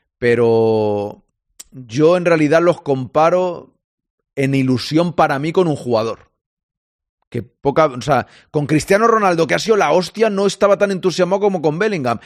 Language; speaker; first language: Spanish; native; Spanish